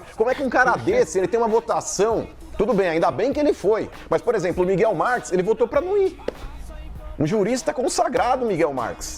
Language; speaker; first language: Portuguese; native; Portuguese